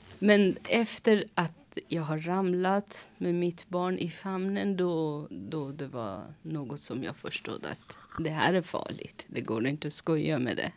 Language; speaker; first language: Swedish; non-native, fluent; Persian